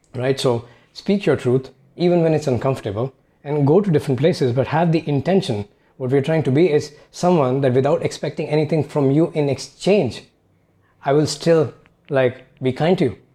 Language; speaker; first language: English; non-native, local second language; Hindi